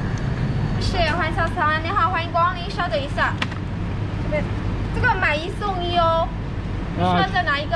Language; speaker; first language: Chinese; native; Chinese